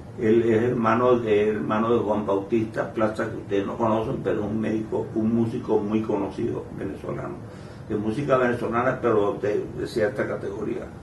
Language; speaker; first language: Spanish; native; Spanish